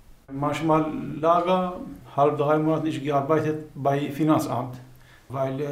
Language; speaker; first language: German; non-native, learner; Kurdish